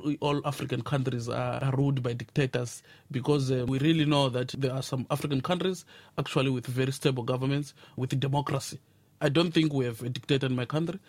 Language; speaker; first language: English; non-native, local second language; Tsonga